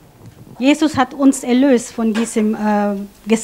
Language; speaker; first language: German; non-native, fluent; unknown